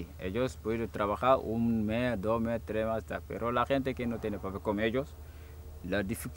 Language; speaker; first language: Spanish; non-native, learner; Wolof